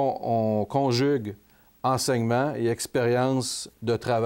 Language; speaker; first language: French; native; French